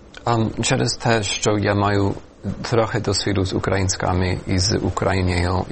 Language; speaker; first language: Ukrainian; non-native, fluent; English